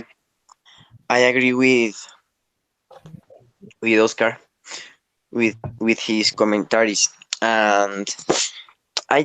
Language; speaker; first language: English; non-native, learner; Spanish